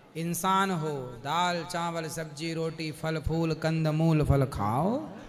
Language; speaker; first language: Hindi; native; Hindi